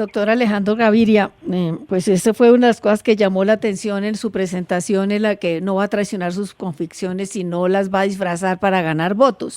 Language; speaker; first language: Spanish; native; Spanish